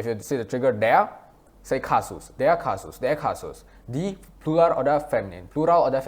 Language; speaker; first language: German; non-native, fluent; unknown